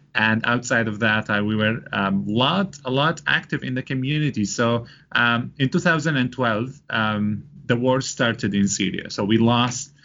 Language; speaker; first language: English; non-native, fluent; Arabic